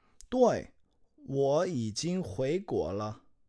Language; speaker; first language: Chinese; non-native, learner; English